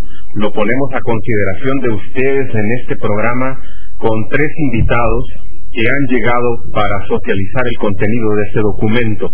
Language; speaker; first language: Spanish; native; Spanish